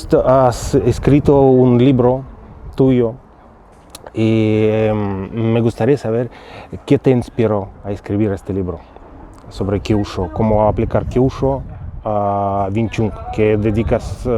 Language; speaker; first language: Spanish; non-native, fluent; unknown